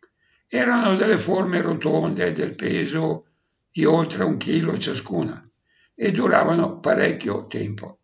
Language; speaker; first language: Italian; native; Italian